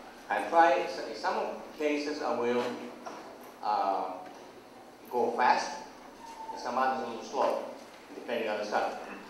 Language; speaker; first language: English; non-native, fluent; Greek